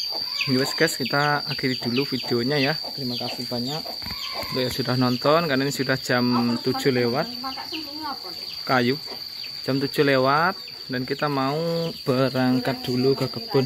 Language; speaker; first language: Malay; non-native, local second language; Javanese